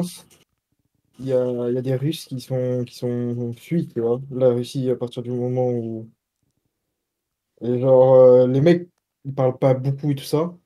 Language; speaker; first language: French; native; French